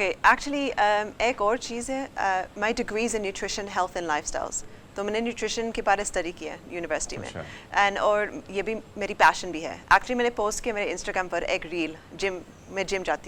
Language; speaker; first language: Hindi; early bilingual, heritage; English